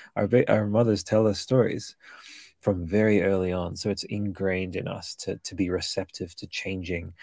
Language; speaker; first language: English; early bilingual, other home language; Italian